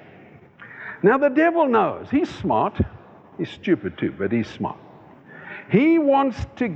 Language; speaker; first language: English; native; English